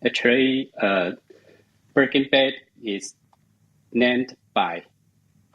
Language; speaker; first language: English; non-native, learner; Chinese